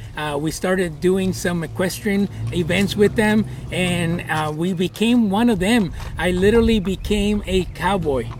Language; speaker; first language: English; early bilingual, other home language; Spanish